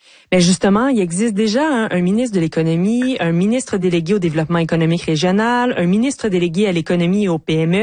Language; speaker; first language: French; native; French